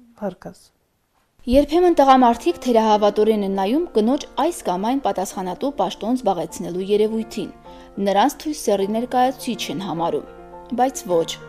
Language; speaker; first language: Armenian; native; Armenian